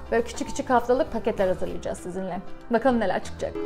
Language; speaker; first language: Turkish; native; Turkish